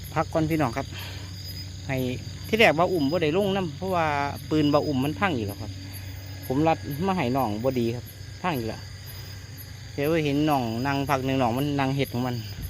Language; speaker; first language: Thai; native; Thai